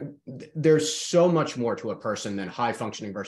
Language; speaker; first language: English; native; English